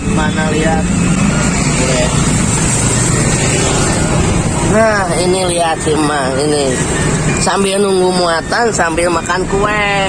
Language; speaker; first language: Indonesian; non-native, local second language; Sundanese